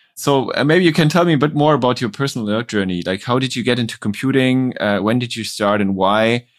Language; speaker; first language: English; non-native, fluent; German